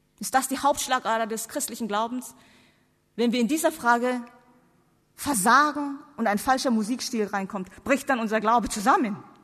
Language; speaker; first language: German; non-native, fluent; Korean